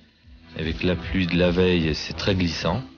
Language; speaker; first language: French; native; French